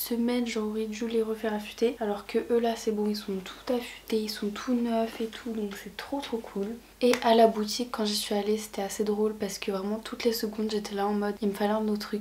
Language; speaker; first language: French; native; French